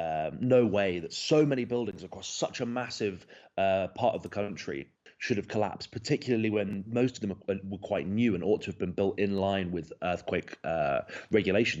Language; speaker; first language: English; native; English